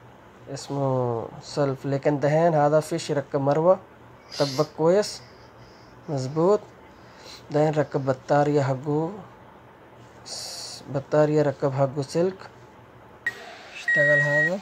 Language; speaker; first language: Arabic; non-native, learner; Urdu